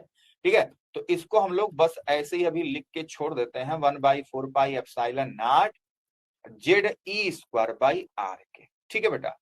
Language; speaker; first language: Hindi; native; Hindi